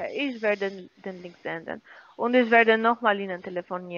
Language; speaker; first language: German; non-native, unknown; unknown